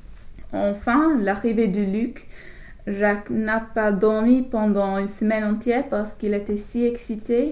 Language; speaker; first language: French; non-native, learner; English